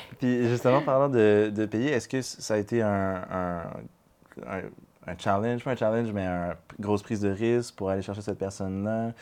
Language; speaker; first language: French; native; French